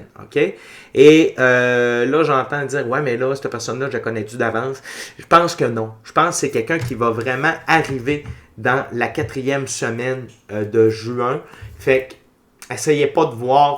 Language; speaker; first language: French; native; French